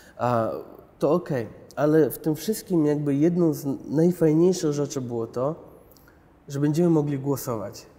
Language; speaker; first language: Polish; early bilingual, other home language; Chechen